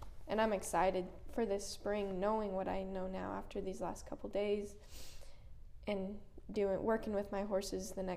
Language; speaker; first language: English; native; English